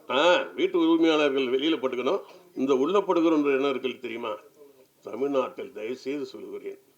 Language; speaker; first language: Tamil; native; Tamil